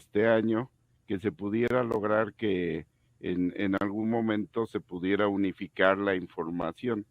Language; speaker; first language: Spanish; native; Spanish